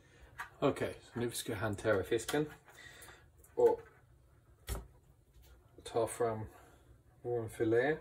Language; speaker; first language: Swedish; non-native, fluent; English